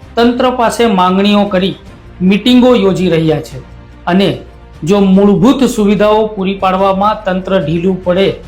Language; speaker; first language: Gujarati; native; Gujarati